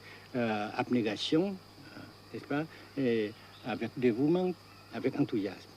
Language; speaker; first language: French; non-native, fluent; Vietnamese